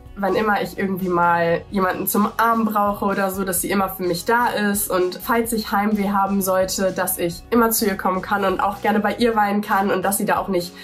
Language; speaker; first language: German; native; German